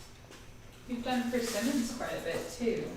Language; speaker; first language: English; native; English